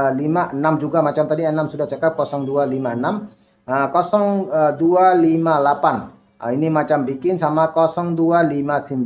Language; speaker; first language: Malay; non-native, learner; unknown